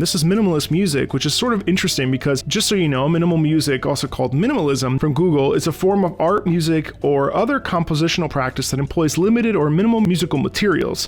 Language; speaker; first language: English; native; English